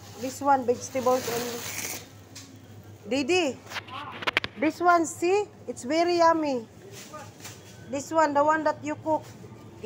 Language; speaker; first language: English; non-native, learner; Filipino